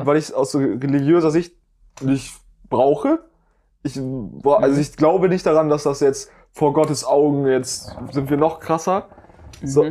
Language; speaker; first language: German; native; German